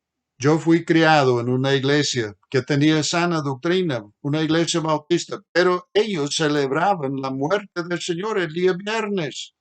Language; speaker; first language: Spanish; non-native, fluent; English